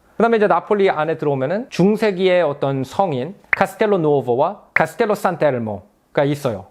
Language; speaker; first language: Korean; native; Korean